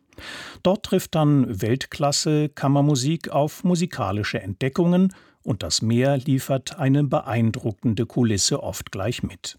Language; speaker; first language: German; native; German